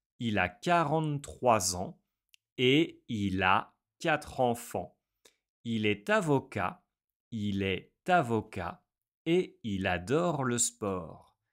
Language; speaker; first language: French; native; French